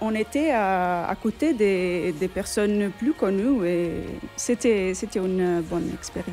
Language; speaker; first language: French; non-native, fluent; Portuguese